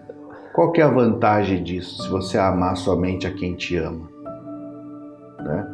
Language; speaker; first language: Portuguese; native; Portuguese